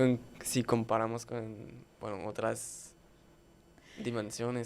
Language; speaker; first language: Spanish; non-native, fluent; French